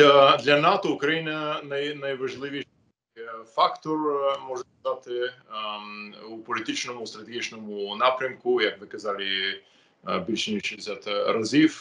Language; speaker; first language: Ukrainian; non-native, fluent; English